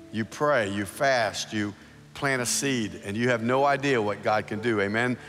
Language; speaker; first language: English; native; English